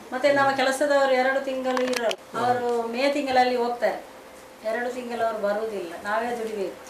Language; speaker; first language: Kannada; non-native, local second language; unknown